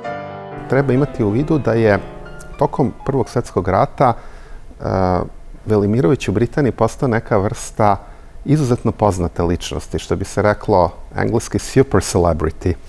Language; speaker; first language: Serbian; native; Serbian